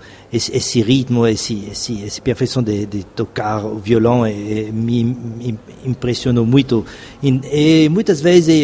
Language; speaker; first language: Portuguese; non-native, fluent; French